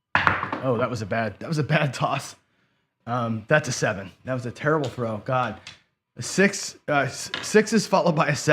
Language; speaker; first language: English; native; English